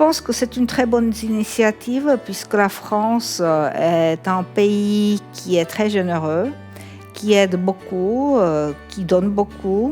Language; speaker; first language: French; non-native, fluent; Czech